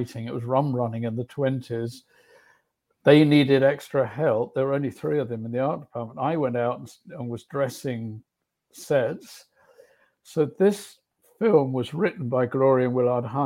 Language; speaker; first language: English; native; English